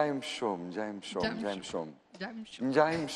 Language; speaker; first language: Albanian; native; Albanian